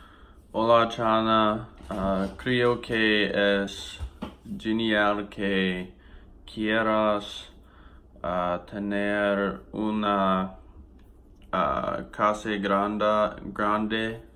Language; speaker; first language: Spanish; non-native, learner; English